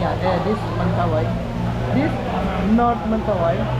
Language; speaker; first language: English; non-native, learner; Indonesian